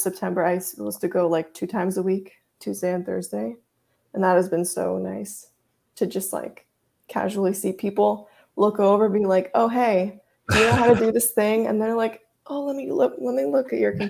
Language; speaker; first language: English; early bilingual, other home language; Russian